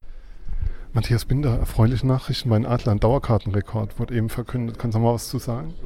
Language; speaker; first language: German; native; German